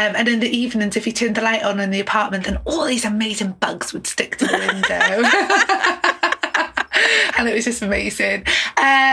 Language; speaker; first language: English; native; English